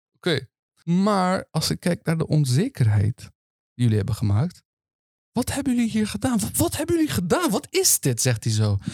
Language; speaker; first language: Dutch; early bilingual, other home language; Turkish